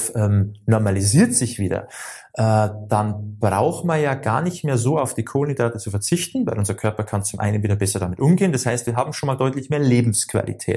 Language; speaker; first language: German; native; German